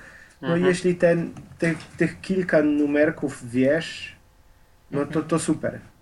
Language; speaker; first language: Polish; non-native, fluent; Slovenian